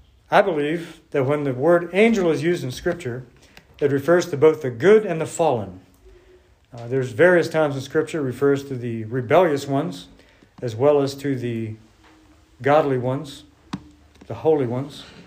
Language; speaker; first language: English; native; English